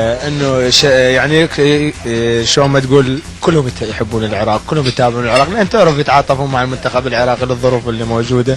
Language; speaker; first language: Arabic; native; Arabic